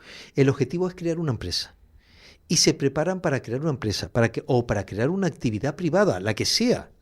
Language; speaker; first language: Spanish; native; Spanish